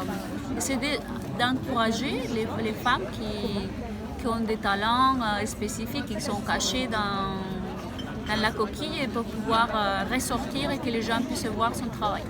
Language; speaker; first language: French; non-native, fluent; Spanish